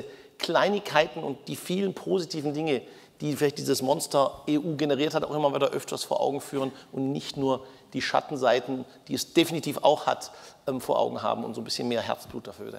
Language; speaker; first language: German; native; German